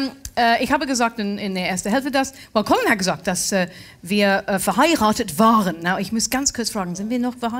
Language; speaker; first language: German; non-native, fluent; English